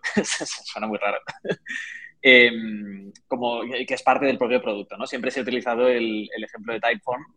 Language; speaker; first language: Spanish; native; Spanish